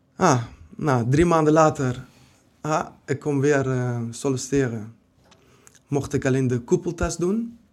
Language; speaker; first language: Dutch; early bilingual, other home language; Kurdish